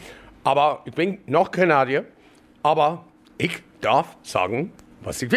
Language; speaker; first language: German; non-native, learner; English